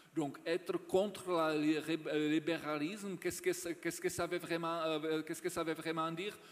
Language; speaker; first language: French; non-native, fluent; Czech